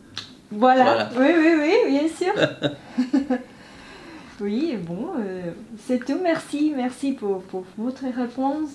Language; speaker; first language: French; non-native, learner; Spanish